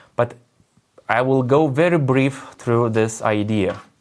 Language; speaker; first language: English; non-native, fluent; Lithuanian